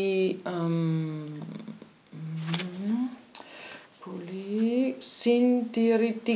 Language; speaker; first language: Greek; non-native, learner; German